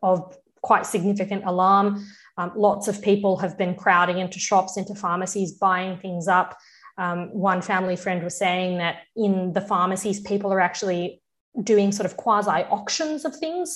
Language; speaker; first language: English; early bilingual, other home language; Russian